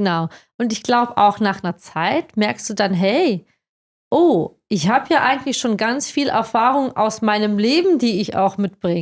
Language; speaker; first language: German; native; German